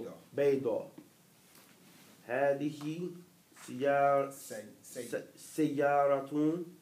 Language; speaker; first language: Arabic; non-native, learner; English